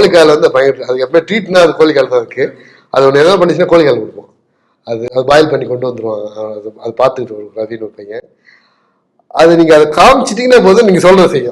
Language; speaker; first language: Tamil; native; Tamil